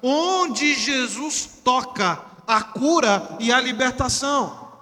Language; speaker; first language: Portuguese; native; Portuguese